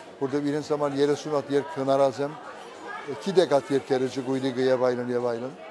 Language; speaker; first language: Armenian; early bilingual, heritage; Armenian